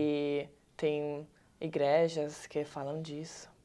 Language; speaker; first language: Portuguese; non-native, learner; Italian